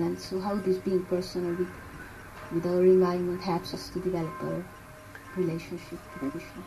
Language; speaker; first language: English; non-native, fluent; Hungarian